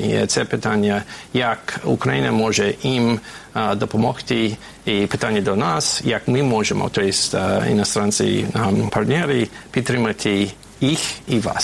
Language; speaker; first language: Ukrainian; non-native, fluent; English